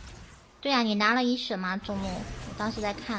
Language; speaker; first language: Chinese; native; Chinese